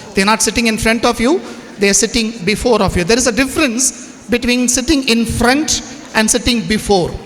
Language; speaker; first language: English; non-native, local second language; Tamil